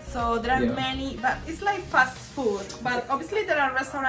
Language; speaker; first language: English; non-native, learner; Spanish